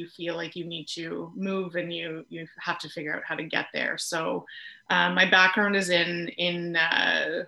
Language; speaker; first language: English; native; English